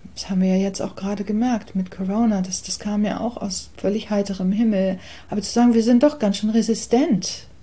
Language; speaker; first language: German; early bilingual, other home language; English